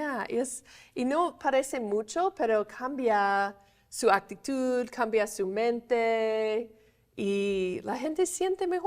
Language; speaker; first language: Spanish; non-native, fluent; English